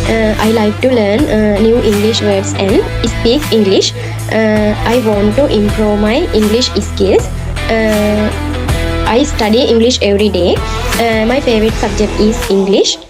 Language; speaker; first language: English; non-native, learner; Sinhala